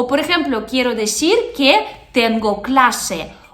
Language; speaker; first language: Spanish; non-native, fluent; Russian